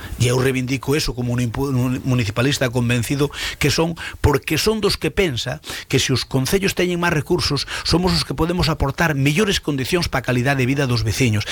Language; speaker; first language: Galician; native; Galician